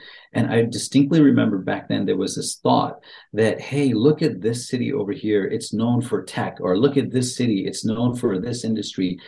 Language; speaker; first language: English; native; English